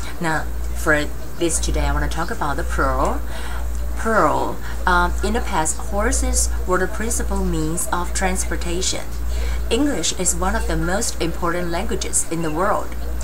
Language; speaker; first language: English; non-native, fluent; Chinese